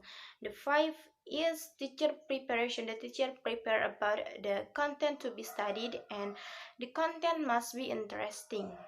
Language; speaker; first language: English; non-native, learner; Indonesian